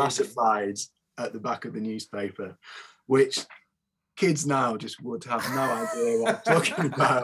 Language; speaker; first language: English; native; English